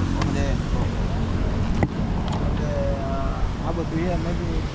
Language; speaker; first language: English; non-native, learner; Indonesian